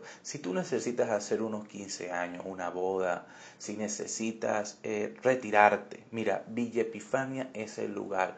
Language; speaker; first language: Spanish; native; Spanish